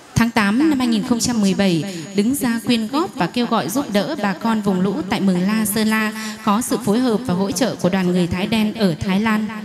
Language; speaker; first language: Vietnamese; non-native, local second language; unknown